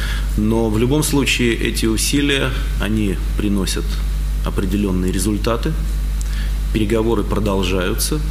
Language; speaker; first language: Russian; native; Russian